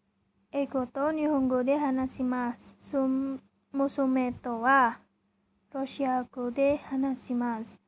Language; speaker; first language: Japanese; non-native, learner; Indonesian